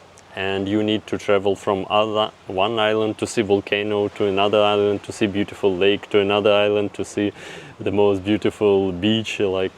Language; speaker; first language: English; non-native, fluent; Russian